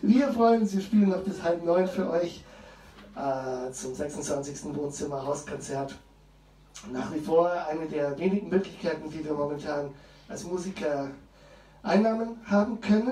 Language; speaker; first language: German; native; German